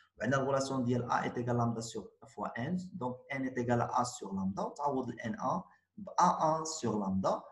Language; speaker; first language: French; non-native, local second language; Arabic